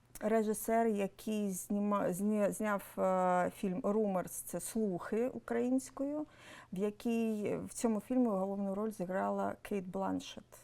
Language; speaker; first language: Ukrainian; non-native, local second language; Russian